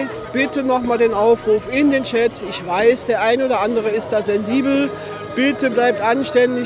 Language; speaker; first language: German; native; German